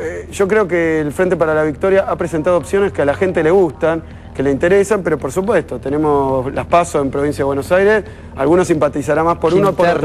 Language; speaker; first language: Spanish; native; Spanish